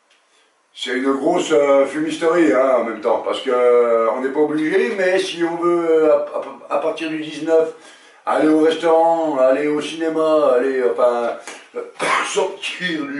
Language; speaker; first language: French; native; French